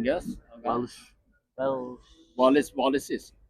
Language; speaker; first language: Norwegian; non-native, learner; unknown